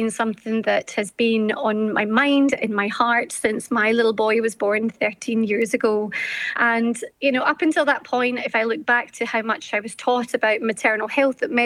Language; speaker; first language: English; native; English